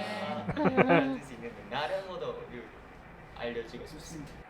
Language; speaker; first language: Korean; non-native, learner; Japanese